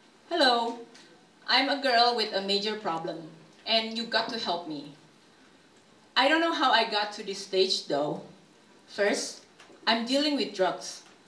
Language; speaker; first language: English; early bilingual, other home language; Indonesian